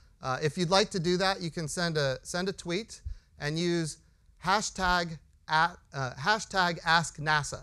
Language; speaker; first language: English; native; English